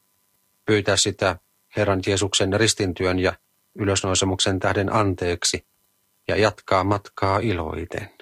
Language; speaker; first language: Finnish; native; Finnish